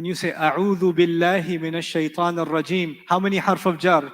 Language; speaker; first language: Arabic; non-native, fluent; English